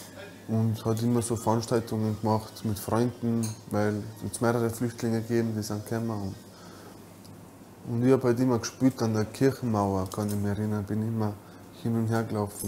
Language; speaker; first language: German; early bilingual, other home language; Bosnian